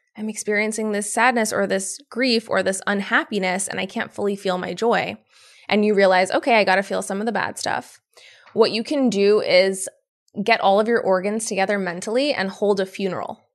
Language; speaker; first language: English; native; English